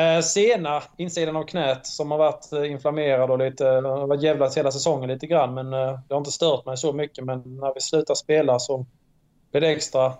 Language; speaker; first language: Swedish; native; Swedish